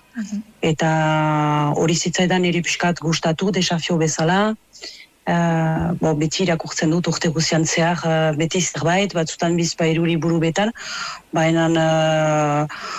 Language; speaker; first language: Basque; native; Basque